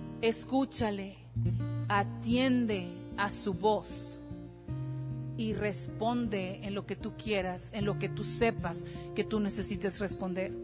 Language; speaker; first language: Spanish; native; Spanish